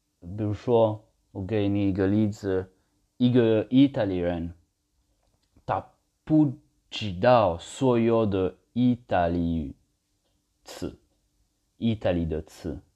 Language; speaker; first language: Chinese; non-native, learner; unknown